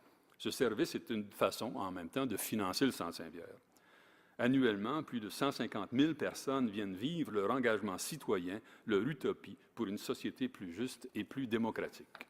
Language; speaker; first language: French; native; French